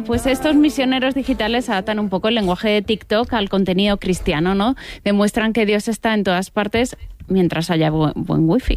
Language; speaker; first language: Spanish; native; Spanish